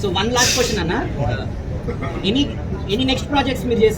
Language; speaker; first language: Telugu; native; Telugu